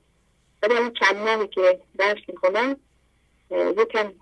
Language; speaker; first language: Persian; native; Persian